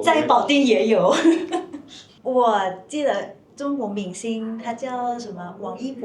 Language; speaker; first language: Chinese; non-native, fluent; Thai